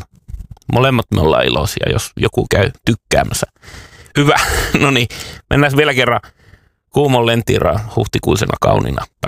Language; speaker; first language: Finnish; native; Finnish